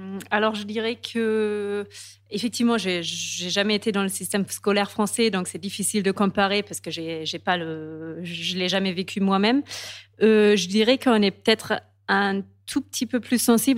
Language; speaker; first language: French; non-native, fluent; German